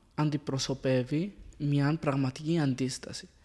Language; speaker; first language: Greek; non-native, fluent; Arabic